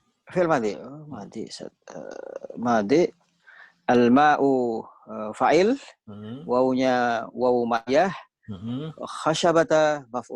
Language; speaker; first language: Arabic; non-native, learner; Indonesian